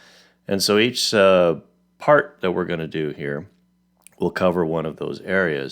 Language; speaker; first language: English; native; English